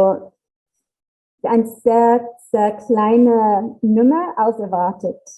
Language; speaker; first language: German; non-native, learner; English